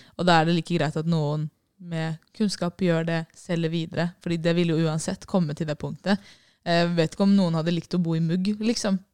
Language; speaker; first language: Norwegian; native; Norwegian